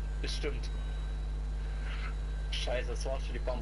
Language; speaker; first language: German; native; German